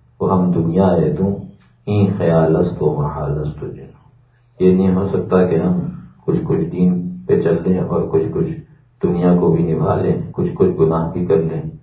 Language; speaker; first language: Urdu; native; Urdu